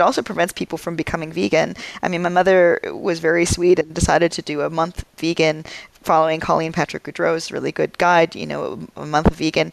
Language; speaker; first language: English; native; English